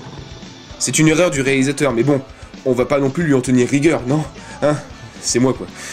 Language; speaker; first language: French; native; French